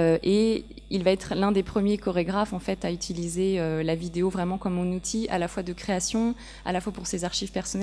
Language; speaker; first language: French; native; French